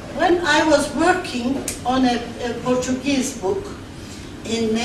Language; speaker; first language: English; non-native, fluent; Turkish